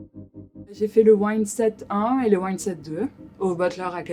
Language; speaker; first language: French; native; French